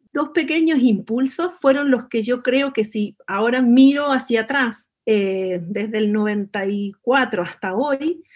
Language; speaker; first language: Spanish; native; Spanish